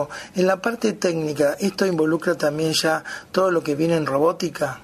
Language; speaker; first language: Spanish; native; Spanish